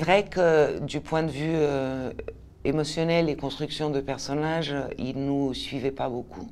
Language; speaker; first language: French; non-native, fluent; Portuguese